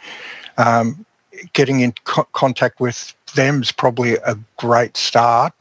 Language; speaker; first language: English; native; English